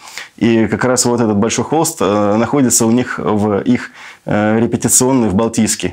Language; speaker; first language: Russian; native; Russian